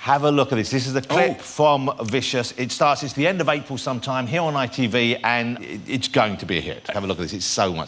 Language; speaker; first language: English; native; English